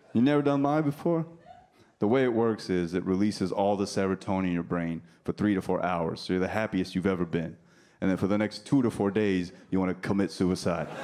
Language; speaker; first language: English; native; English